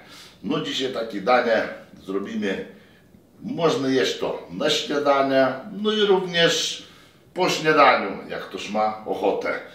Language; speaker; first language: Polish; non-native, fluent; Lithuanian